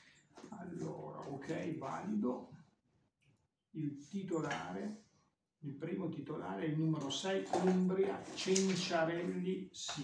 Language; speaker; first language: Italian; native; Italian